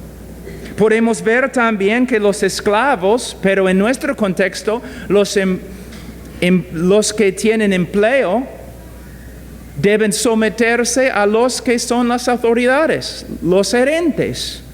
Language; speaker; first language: Spanish; non-native, fluent; English